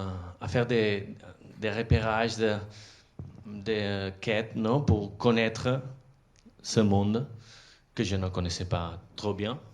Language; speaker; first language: French; non-native, fluent; Catalan